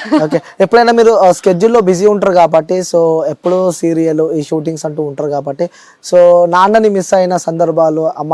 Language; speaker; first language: Telugu; native; Telugu